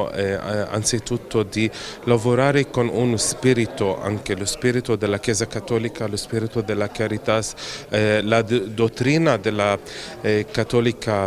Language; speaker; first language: Italian; non-native, fluent; Arabic